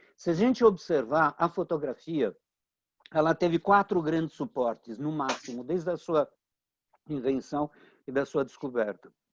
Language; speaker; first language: Portuguese; early bilingual, other home language; Italian